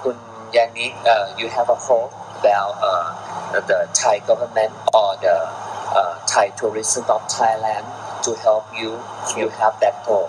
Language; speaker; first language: English; non-native, learner; Thai